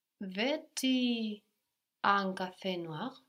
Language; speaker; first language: French; non-native, learner; English